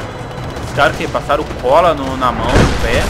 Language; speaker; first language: Portuguese; native; Portuguese